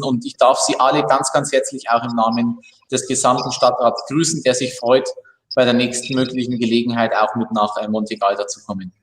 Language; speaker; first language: German; native; German